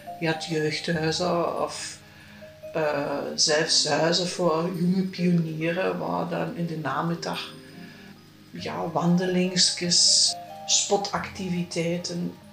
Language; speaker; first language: Dutch; non-native, fluent; German